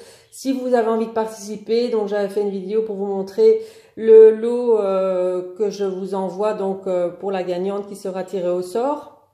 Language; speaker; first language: French; native; French